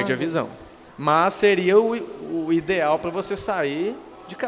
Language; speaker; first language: Portuguese; native; Portuguese